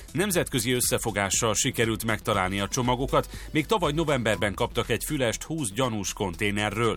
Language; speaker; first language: Hungarian; native; Hungarian